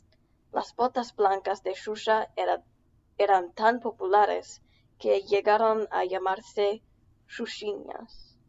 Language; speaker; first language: Spanish; non-native, learner; English